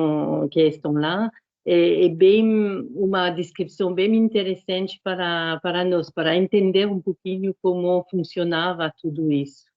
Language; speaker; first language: Portuguese; non-native, fluent; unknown